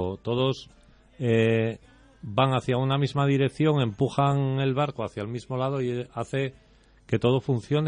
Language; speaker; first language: Spanish; native; Spanish